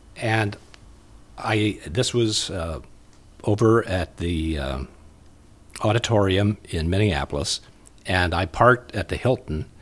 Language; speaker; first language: English; native; English